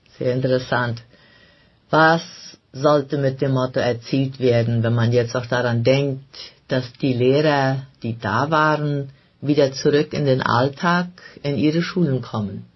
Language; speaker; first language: German; non-native, local second language; Plautdietsch